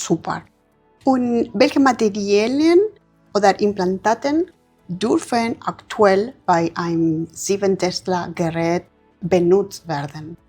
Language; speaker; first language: German; non-native, learner; Spanish